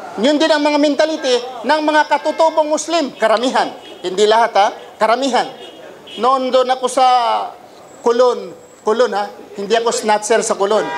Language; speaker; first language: Filipino; non-native, local second language; Cebuano